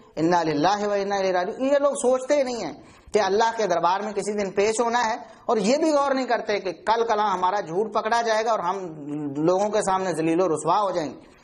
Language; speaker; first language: Urdu; non-native, local second language; Punjabi